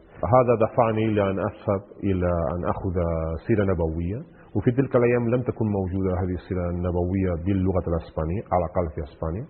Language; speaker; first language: Arabic; non-native, fluent; Spanish